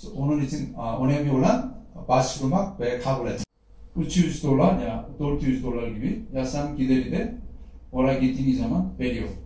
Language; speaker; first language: Turkish; non-native, fluent; Korean